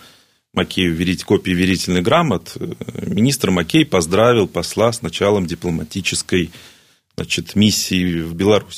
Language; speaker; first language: Russian; native; Russian